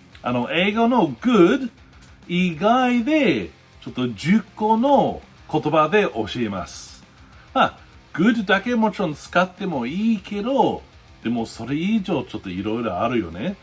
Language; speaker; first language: Japanese; non-native, learner; English